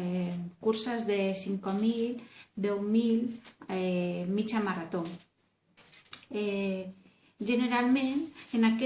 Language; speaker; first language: Catalan; non-native, learner; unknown